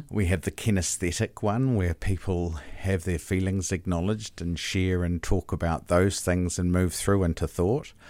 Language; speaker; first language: English; native; English